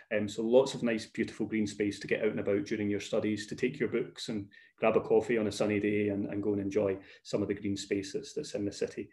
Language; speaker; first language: English; native; English